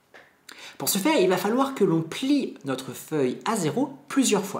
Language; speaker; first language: French; native; French